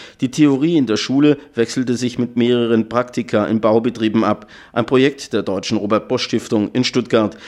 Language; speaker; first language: German; native; German